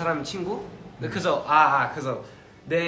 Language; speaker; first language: Korean; early bilingual, heritage; Korean